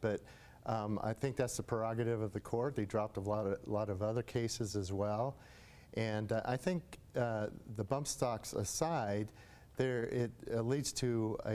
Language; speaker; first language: English; native; English